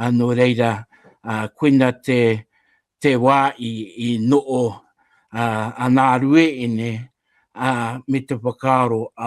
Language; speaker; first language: Māori; native; Māori